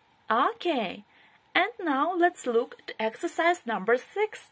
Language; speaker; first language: English; non-native, fluent; Ukrainian